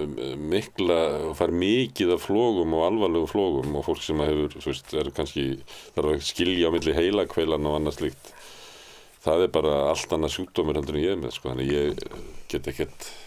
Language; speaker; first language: Icelandic; native; Icelandic